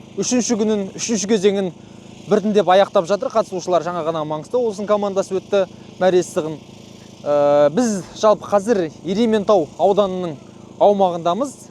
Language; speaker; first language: Kazakh; native; Kazakh